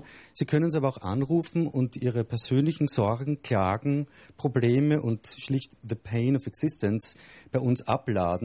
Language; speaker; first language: German; native; German